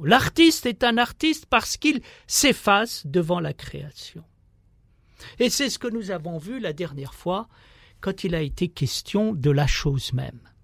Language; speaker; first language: French; native; French